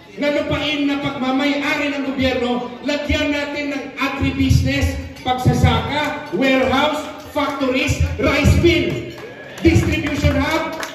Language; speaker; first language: Filipino; native; Filipino